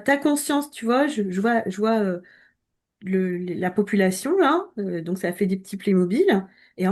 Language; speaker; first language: French; native; French